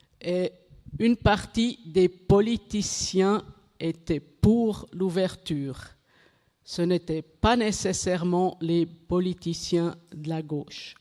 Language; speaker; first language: French; non-native, local second language; German